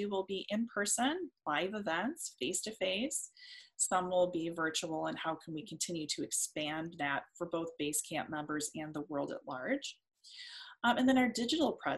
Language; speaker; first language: English; native; English